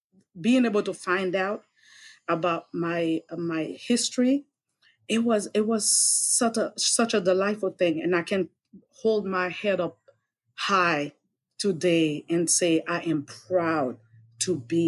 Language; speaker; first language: English; non-native, fluent; Haitian Creole